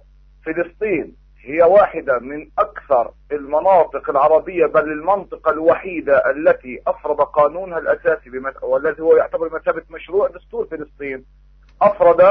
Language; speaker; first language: Arabic; native; Arabic